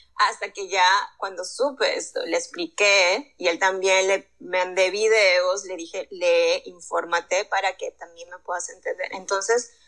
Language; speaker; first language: Spanish; native; Spanish